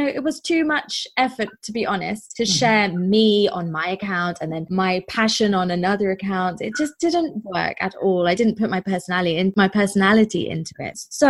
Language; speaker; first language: English; native; English